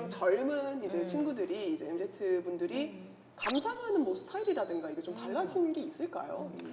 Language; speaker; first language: Korean; native; Korean